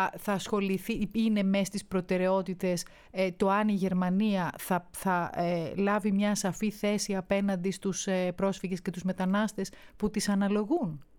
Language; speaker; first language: Greek; native; Greek